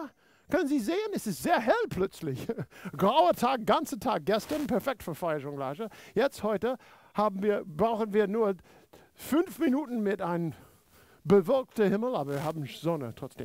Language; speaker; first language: German; non-native, fluent; English